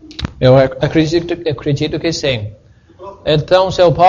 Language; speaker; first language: Portuguese; non-native, fluent; English